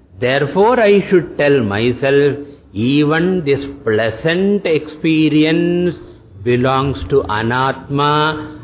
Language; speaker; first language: English; non-native, local second language; Tamil